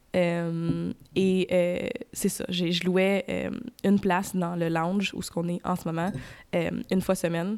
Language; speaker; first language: French; native; French